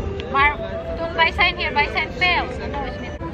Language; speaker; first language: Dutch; non-native, learner; Filipino